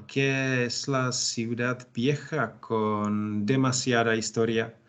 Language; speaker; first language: Spanish; non-native, learner; Czech